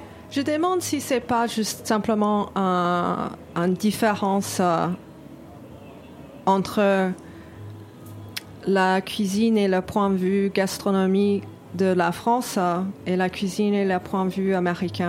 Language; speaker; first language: French; non-native, fluent; English